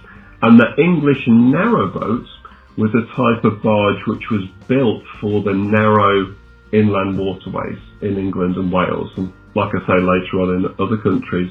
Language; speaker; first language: English; native; English